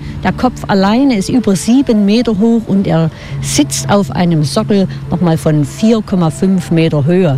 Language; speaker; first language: German; native; German